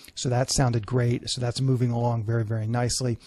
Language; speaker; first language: English; native; English